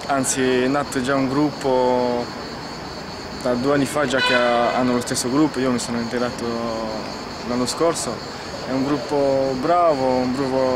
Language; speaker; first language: Italian; non-native, fluent; French